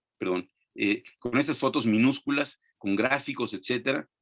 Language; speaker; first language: Spanish; native; Spanish